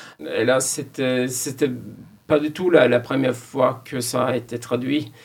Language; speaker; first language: French; non-native, fluent; Norwegian